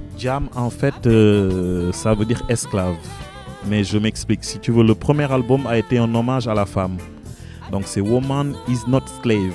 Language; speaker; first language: French; non-native, local second language; Wolof